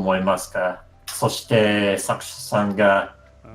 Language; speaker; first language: Japanese; non-native, learner; English